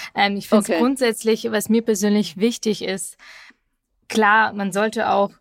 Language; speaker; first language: German; early bilingual, other home language; Russian